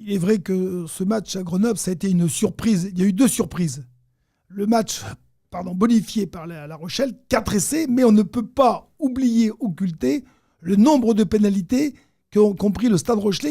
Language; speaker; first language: French; native; French